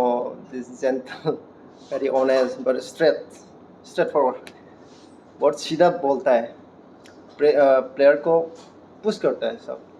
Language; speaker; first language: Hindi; non-native, local second language; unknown